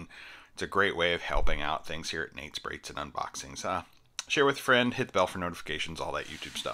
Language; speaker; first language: English; native; English